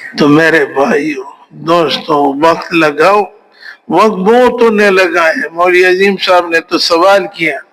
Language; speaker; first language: Urdu; non-native, local second language; Pashto